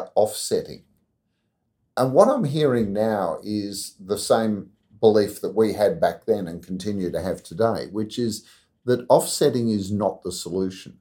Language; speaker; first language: English; native; English